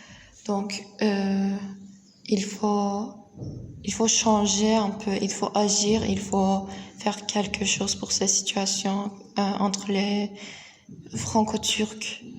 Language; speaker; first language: French; non-native, learner; Turkish